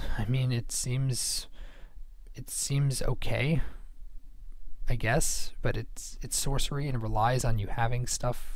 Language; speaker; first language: English; native; English